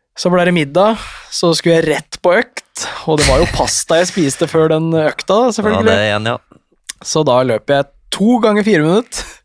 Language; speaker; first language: Norwegian; native; Norwegian